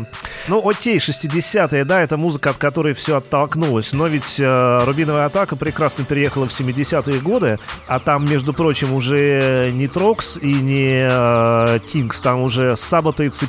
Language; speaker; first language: Russian; native; Russian